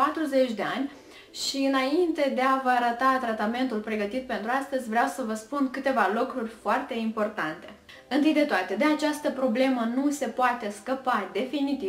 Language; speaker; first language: Romanian; native; Romanian